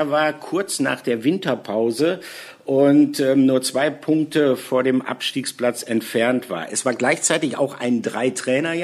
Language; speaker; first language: German; native; German